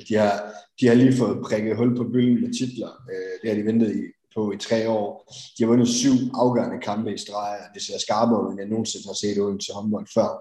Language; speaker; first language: Danish; native; Danish